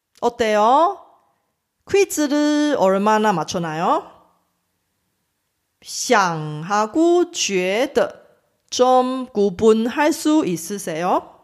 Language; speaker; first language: Korean; non-native, fluent; Chinese